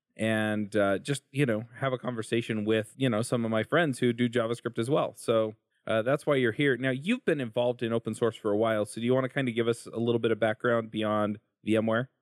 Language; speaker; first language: English; native; English